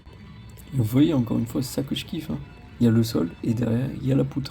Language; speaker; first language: French; native; French